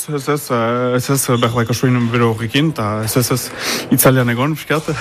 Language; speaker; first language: Basque; native; Basque